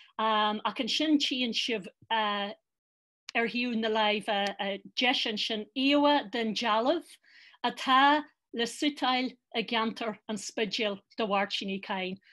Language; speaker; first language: Irish; native; Irish